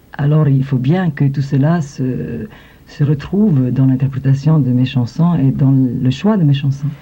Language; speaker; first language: French; non-native, fluent; Italian